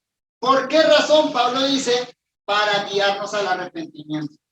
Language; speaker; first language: Spanish; native; Spanish